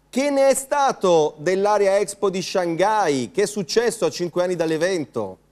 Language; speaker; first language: Italian; native; Italian